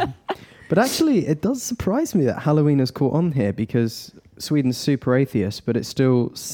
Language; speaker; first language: English; native; English